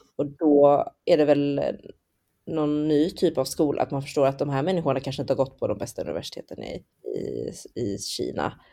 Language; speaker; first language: Swedish; early bilingual, other home language; Chinese